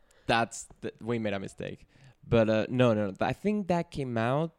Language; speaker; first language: English; non-native, fluent; Spanish